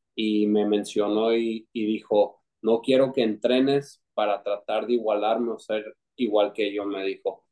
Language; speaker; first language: Spanish; native; Spanish